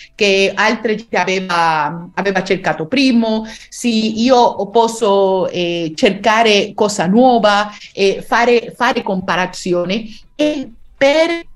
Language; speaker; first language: Italian; non-native, learner; Spanish